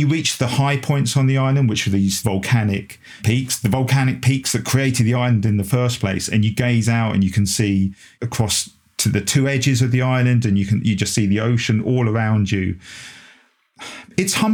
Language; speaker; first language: English; native; English